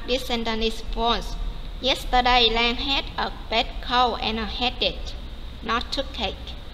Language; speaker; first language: English; non-native, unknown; Vietnamese